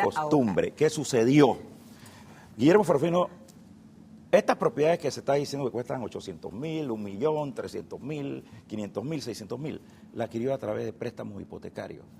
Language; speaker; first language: Spanish; native; Spanish